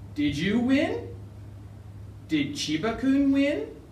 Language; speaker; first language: English; native; English